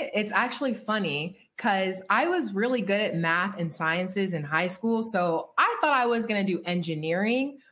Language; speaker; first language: English; native; English